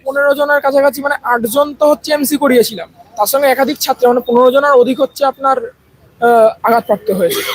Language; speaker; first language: Bangla; native; Bangla